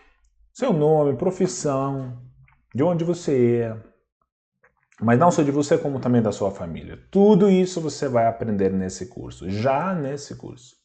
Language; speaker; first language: Portuguese; non-native, fluent; Russian